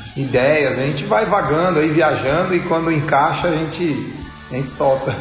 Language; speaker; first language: Portuguese; native; Portuguese